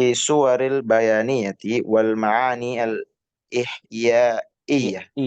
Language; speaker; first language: Arabic; non-native, learner; Indonesian